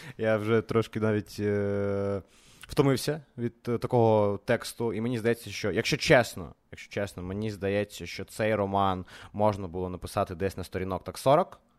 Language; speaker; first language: Ukrainian; native; Ukrainian